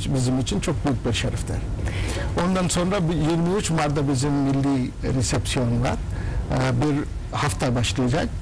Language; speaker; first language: Turkish; non-native, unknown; Urdu